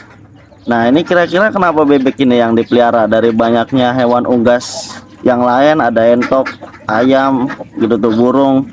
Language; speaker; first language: Indonesian; native; Indonesian